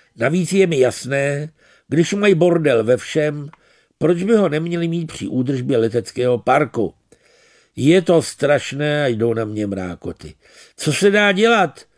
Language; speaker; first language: Czech; native; Czech